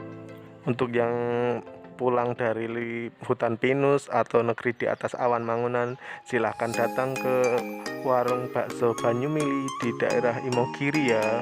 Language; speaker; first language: Indonesian; non-native, local second language; Javanese